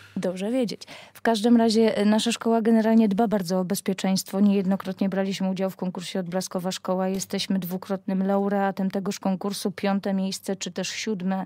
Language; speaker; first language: Polish; native; Polish